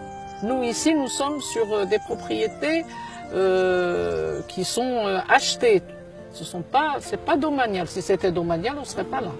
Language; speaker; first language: French; native; French